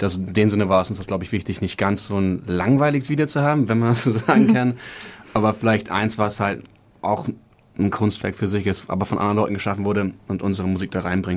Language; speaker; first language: German; native; German